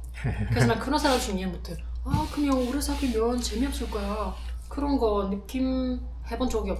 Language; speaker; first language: Korean; non-native, learner; German